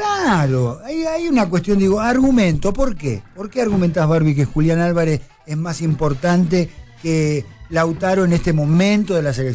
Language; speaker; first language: Spanish; native; Spanish